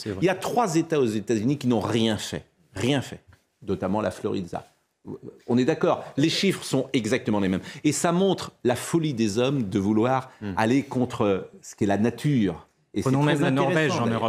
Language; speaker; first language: French; native; French